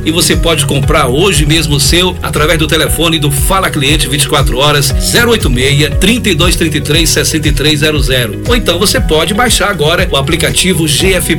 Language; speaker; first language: Portuguese; native; Portuguese